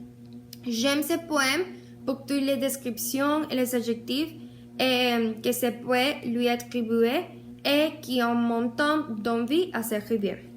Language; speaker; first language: French; non-native, learner; Spanish